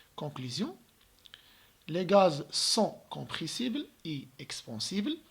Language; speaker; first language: French; non-native, local second language; Arabic